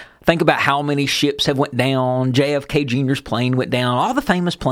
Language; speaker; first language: English; native; English